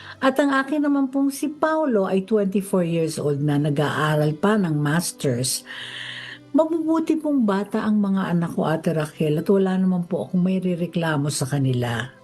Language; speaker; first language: Filipino; native; Filipino